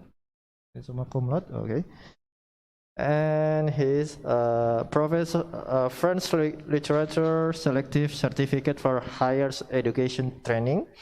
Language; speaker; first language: English; non-native, learner; Indonesian